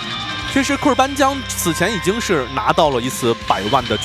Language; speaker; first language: Chinese; native; Chinese